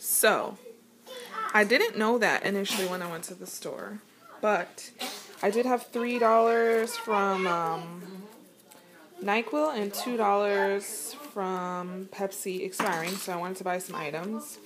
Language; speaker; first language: English; native; English